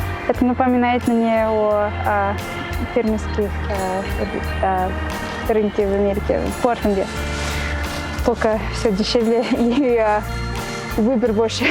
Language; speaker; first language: Russian; non-native, fluent; English